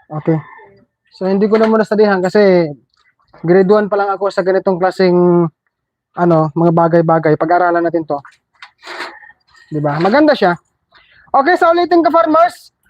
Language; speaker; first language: Filipino; non-native, local second language; Cebuano